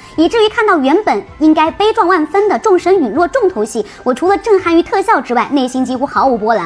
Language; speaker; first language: Chinese; native; Chinese